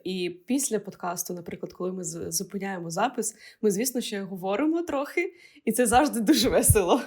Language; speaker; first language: Ukrainian; non-native, local second language; Russian